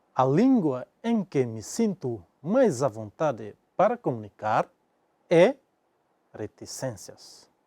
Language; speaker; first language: Portuguese; non-native, local second language; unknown